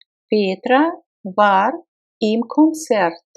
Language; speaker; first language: German; non-native, fluent; Russian